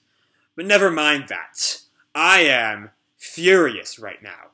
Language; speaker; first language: English; native; English